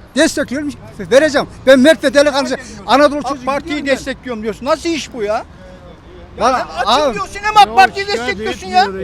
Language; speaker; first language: Turkish; native; Turkish